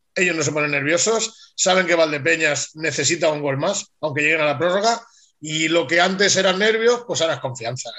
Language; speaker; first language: Spanish; native; Spanish